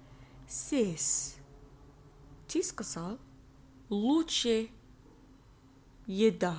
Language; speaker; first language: Russian; non-native, learner; English